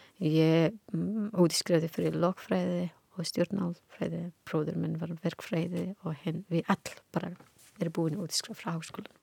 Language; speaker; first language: Icelandic; non-native, learner; Persian